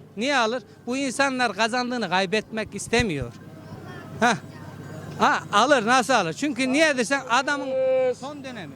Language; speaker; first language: Turkish; native; Turkish